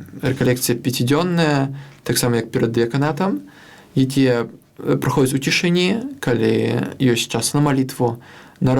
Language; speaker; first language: Belarusian; non-native, local second language; Russian